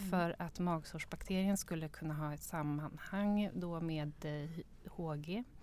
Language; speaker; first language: Swedish; native; Swedish